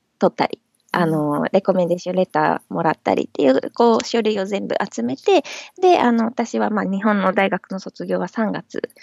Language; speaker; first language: Japanese; native; Japanese